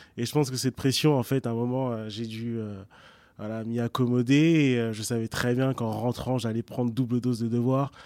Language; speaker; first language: French; early bilingual, other home language; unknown